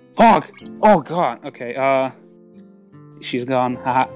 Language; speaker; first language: English; non-native, fluent; German